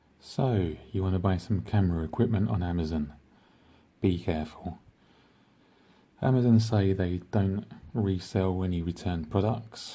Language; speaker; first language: English; native; English